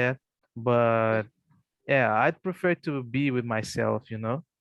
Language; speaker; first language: English; non-native, fluent; Portuguese